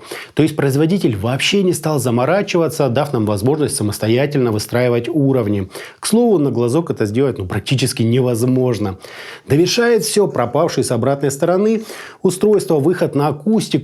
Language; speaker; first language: Russian; native; Russian